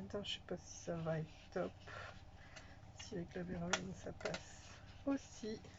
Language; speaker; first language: French; native; French